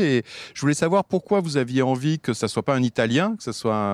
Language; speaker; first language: French; native; French